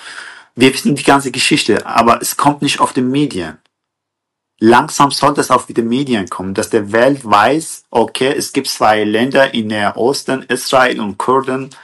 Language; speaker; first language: German; non-native, fluent; Kurdish